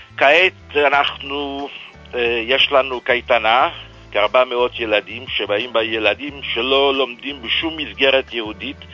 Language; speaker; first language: Hebrew; non-native, fluent; French